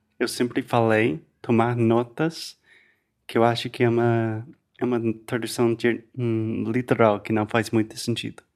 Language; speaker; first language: Portuguese; non-native, fluent; English